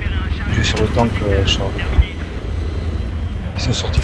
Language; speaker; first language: French; native; French